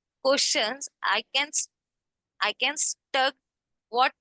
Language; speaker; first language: English; non-native, learner; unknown